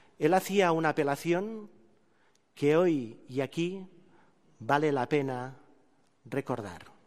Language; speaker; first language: Spanish; non-native, local second language; Catalan